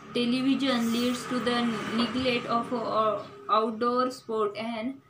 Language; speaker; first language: English; non-native, local second language; Marathi